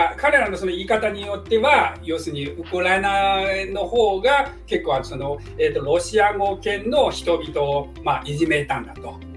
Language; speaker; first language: Japanese; non-native, fluent; Chinese